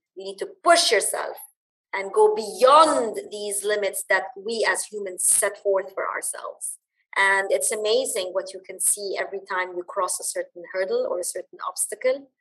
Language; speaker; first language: English; early bilingual, other home language; Arabic